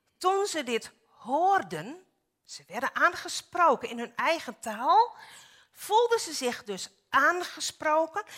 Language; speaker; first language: Dutch; native; Dutch